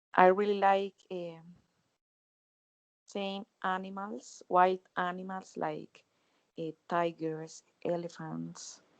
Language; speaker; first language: English; non-native, learner; Spanish